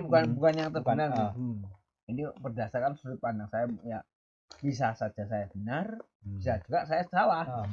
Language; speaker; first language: Indonesian; native; Indonesian